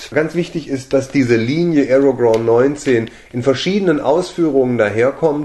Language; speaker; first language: German; native; German